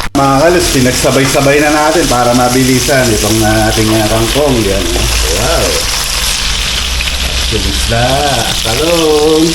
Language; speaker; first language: Filipino; native; Filipino